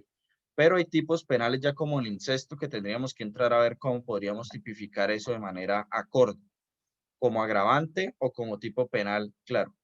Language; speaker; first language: Spanish; native; Spanish